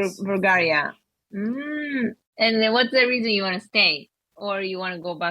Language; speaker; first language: English; non-native, learner; Japanese